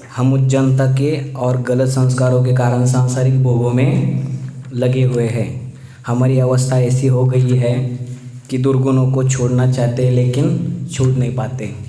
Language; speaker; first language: Hindi; non-native, local second language; Marathi